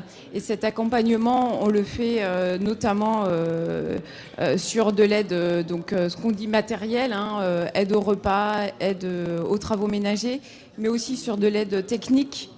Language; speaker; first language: French; native; French